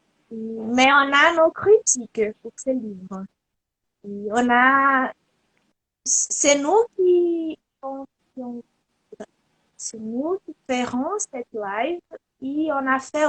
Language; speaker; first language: French; non-native, learner; Portuguese